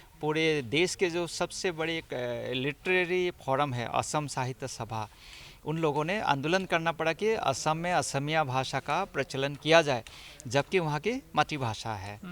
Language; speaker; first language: Hindi; non-native, local second language; Assamese